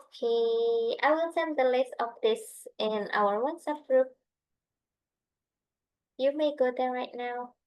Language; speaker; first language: English; non-native, fluent; Indonesian